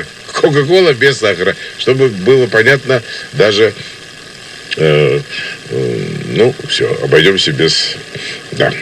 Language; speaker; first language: Russian; native; Russian